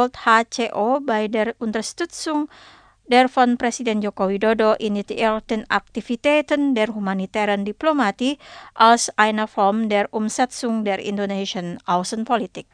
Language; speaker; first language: German; non-native, fluent; Indonesian